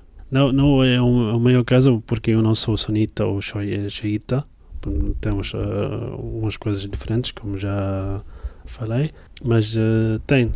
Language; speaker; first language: Portuguese; non-native, fluent; Arabic